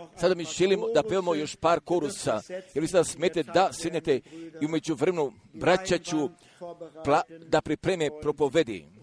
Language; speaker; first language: Croatian; early bilingual, heritage; Croatian